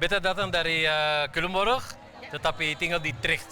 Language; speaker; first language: Indonesian; early bilingual, heritage; Indonesian